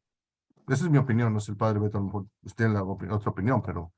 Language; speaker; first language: Spanish; native; Spanish